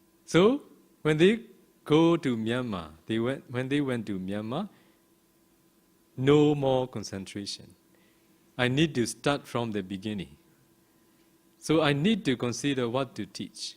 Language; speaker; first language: English; non-native, fluent; Burmese